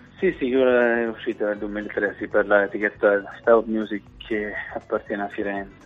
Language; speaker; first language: Italian; non-native, fluent; Norwegian